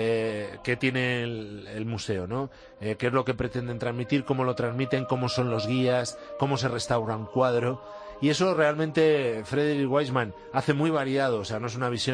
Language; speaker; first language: Spanish; native; Spanish